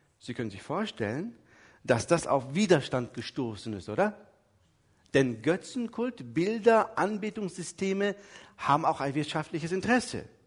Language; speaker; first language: German; early bilingual, other home language; Turkish